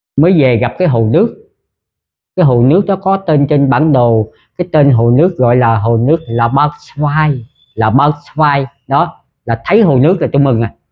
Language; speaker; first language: Vietnamese; early bilingual, heritage; Vietnamese